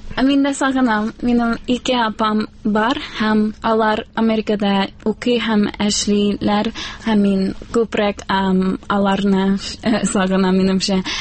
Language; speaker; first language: Tatar; non-native, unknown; Spanish